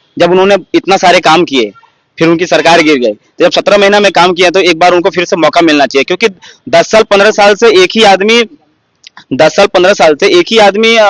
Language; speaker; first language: Hindi; native; Hindi